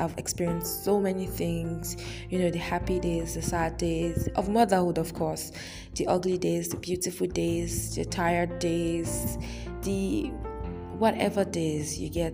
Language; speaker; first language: English; non-native, local second language; Yoruba